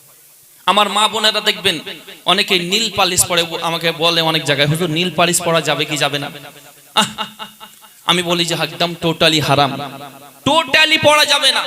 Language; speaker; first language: Bangla; native; Bangla